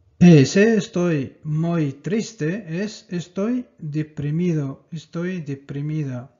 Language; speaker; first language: Spanish; non-native, fluent; Arabic